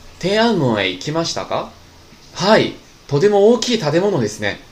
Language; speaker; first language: Japanese; non-native, fluent; Chinese